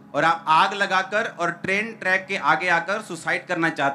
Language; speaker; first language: Hindi; native; Hindi